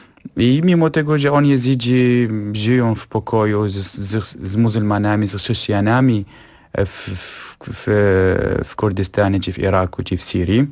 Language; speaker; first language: Polish; non-native, fluent; Kurdish